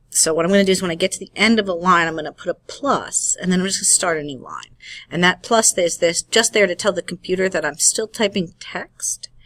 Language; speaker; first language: English; native; English